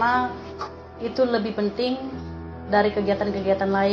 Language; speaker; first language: Indonesian; non-native, local second language; Nias